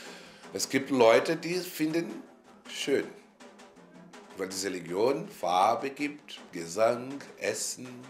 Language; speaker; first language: German; non-native, fluent; Portuguese